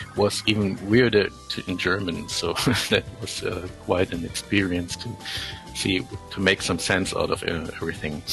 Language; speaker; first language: English; non-native, fluent; German